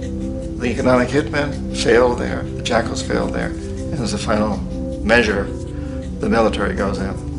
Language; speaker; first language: English; native; English